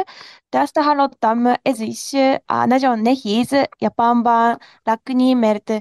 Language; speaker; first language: Hungarian; non-native, learner; Japanese